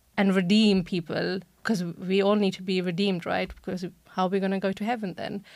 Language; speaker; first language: Icelandic; non-native, learner; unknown